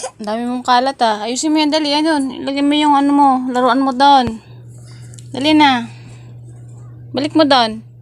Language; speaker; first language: Filipino; native; Filipino